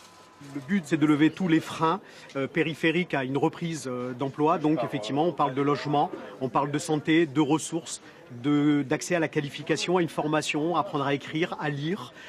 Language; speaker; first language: French; native; French